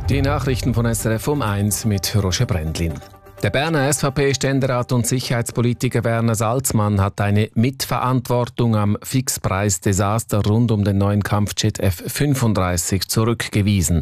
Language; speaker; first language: German; native; German